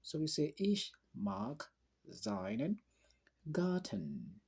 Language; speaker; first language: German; non-native, learner; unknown